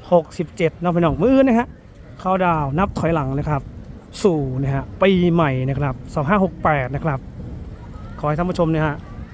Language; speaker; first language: Thai; native; Thai